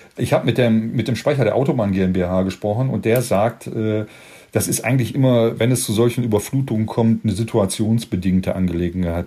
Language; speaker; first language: German; native; German